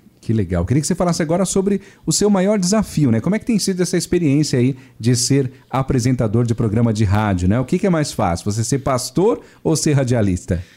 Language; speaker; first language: Portuguese; native; Portuguese